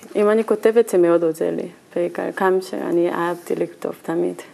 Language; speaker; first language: Hebrew; non-native, learner; Korean